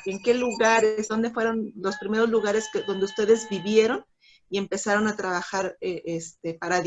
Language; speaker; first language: Spanish; native; Spanish